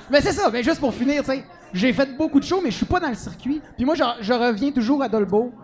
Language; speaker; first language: French; native; French